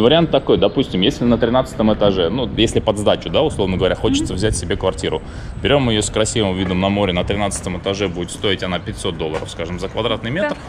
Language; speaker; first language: Russian; native; Russian